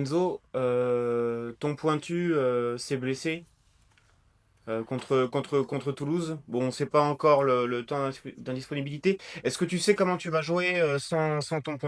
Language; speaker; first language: French; native; French